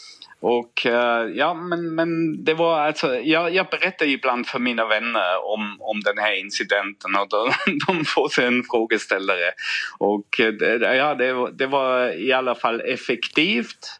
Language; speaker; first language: Swedish; non-native, fluent; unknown